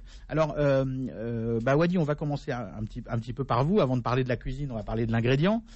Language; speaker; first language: French; native; French